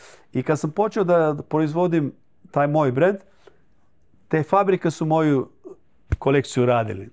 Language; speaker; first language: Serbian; early bilingual, heritage; Croatian